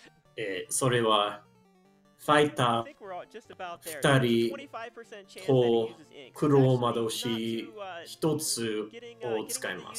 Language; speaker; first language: Japanese; non-native, learner; English